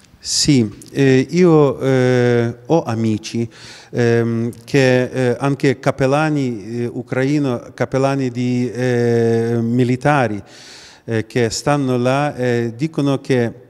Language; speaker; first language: Italian; non-native, learner; Ukrainian